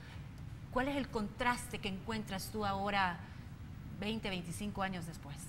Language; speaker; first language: Spanish; native; Spanish